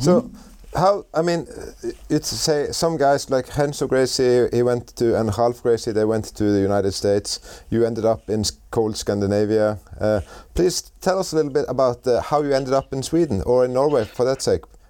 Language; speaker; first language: English; non-native, fluent; Norwegian